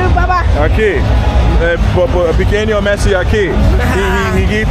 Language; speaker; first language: Spanish; non-native, learner; English